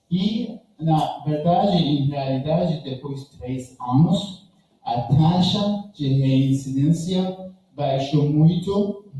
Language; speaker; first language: Portuguese; non-native, learner; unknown